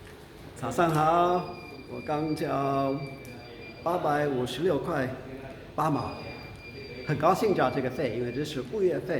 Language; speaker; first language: Chinese; non-native, fluent; English